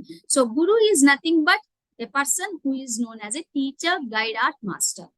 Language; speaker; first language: English; non-native, local second language; Telugu